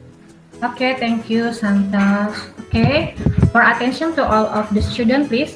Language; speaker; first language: English; non-native, learner; Indonesian